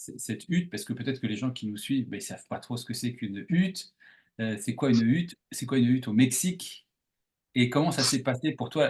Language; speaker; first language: French; native; French